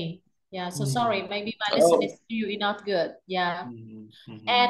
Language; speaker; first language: English; non-native, learner; Vietnamese